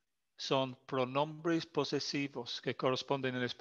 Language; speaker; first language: Spanish; non-native, fluent; English